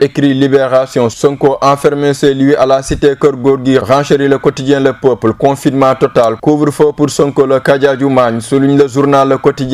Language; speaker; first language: French; non-native, local second language; Wolof